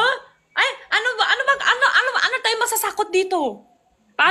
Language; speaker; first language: Filipino; non-native, learner; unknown